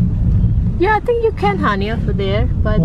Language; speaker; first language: English; non-native, learner; Indonesian